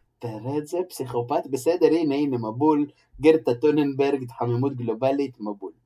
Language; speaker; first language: Hebrew; native; Hebrew